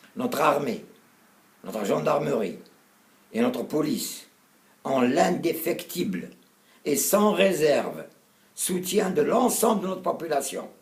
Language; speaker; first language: French; non-native, local second language; Arabic